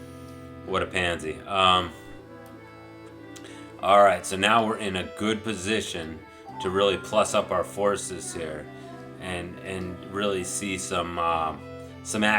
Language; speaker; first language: English; native; English